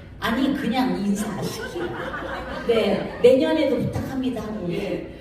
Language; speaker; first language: Korean; native; Korean